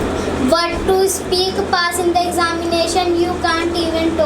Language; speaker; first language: English; non-native, learner; Hindi